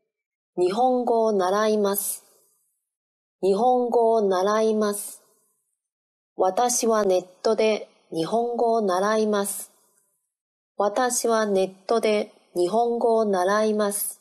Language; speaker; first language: Japanese; non-native, learner; Chinese